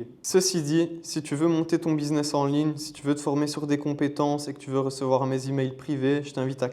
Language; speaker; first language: French; native; French